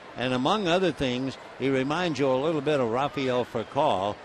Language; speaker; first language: English; native; English